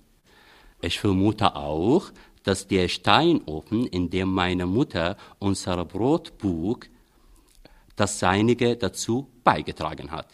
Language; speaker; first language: German; non-native, fluent; Arabic